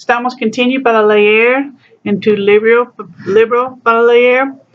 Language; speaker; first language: Spanish; non-native, learner; English